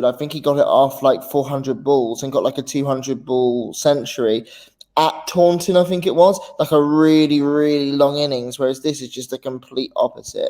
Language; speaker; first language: English; native; English